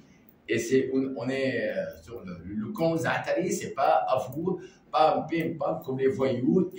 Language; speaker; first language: French; non-native, learner; Arabic